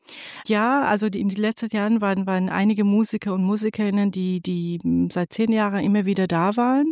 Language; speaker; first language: German; non-native, fluent; Persian